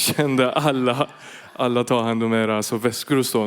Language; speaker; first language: Swedish; non-native, fluent; Persian